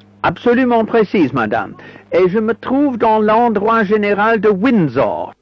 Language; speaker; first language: French; non-native, fluent; English